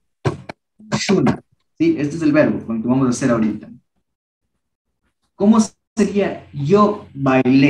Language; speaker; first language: Spanish; non-native, local second language; Quechua